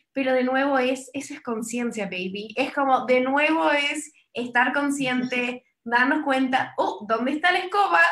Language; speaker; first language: Spanish; early bilingual, heritage; Spanish